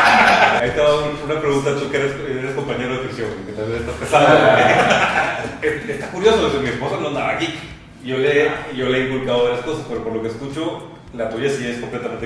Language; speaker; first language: Spanish; native; Spanish